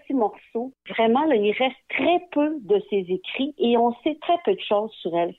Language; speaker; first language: French; native; French